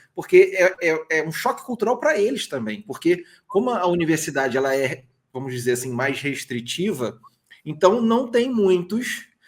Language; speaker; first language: Portuguese; native; Portuguese